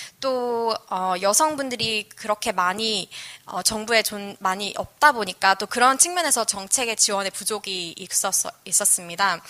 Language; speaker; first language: Korean; native; Korean